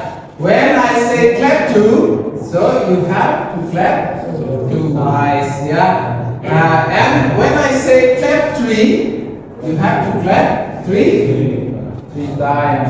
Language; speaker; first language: English; non-native, learner; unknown